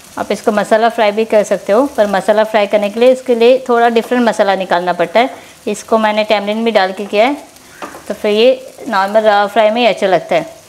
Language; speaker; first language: Hindi; non-native, local second language; Konkani